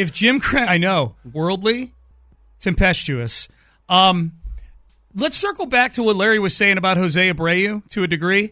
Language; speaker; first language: English; native; English